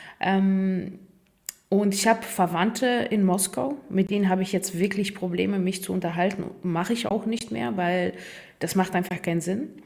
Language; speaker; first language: German; non-native, fluent; Russian